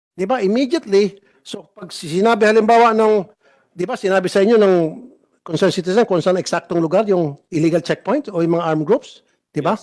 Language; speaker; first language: Filipino; native; Filipino